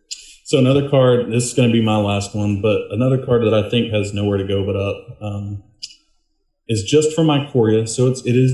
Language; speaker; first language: English; native; English